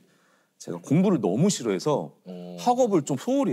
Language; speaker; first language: Korean; native; Korean